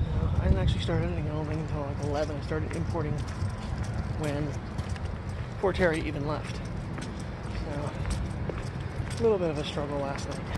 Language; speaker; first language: English; native; English